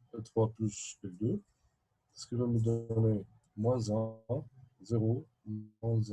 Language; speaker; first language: French; non-native, local second language; Arabic